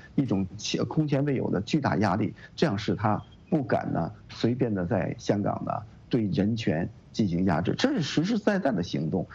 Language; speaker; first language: Chinese; native; Chinese